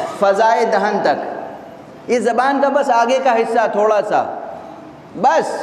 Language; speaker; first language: Urdu; native; Urdu